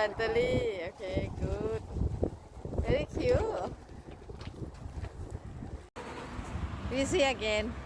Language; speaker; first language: English; non-native, learner; Thai